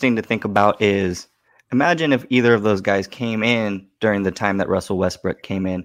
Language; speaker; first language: English; native; English